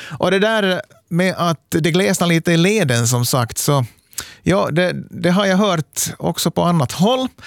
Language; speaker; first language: Swedish; native; Swedish